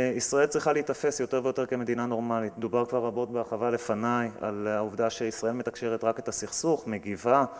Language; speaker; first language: Hebrew; native; Hebrew